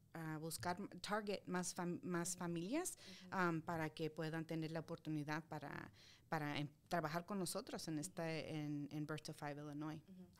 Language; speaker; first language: Spanish; early bilingual, heritage; Spanish